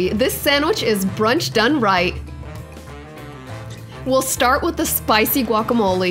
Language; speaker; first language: English; native; English